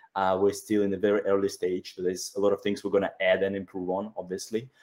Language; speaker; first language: English; non-native, fluent; Russian